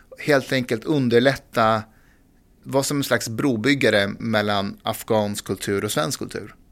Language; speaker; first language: Swedish; early bilingual, other home language; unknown